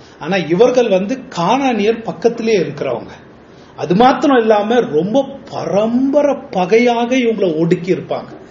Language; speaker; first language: Tamil; native; Tamil